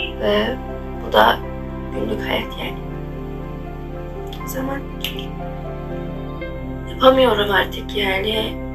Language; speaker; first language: Turkish; non-native, learner; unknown